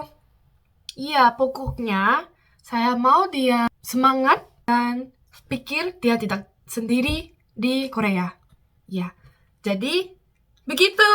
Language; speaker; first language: Indonesian; non-native, fluent; Korean